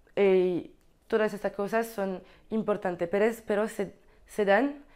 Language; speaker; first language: Spanish; non-native, learner; French